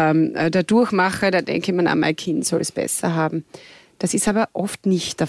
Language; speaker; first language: German; native; German